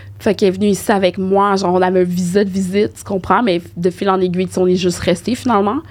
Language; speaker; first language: French; native; French